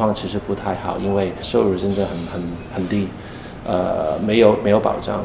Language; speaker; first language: Chinese; non-native, fluent; Cantonese